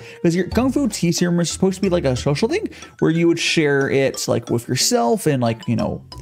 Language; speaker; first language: English; native; English